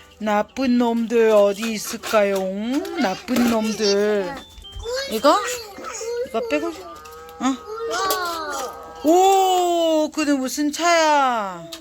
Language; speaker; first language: Korean; non-native, fluent; Thai